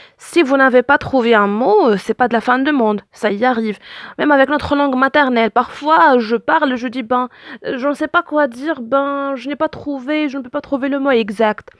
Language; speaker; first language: French; non-native, local second language; Arabic